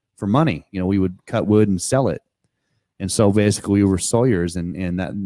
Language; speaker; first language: English; native; English